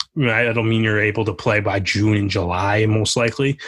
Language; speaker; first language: English; native; English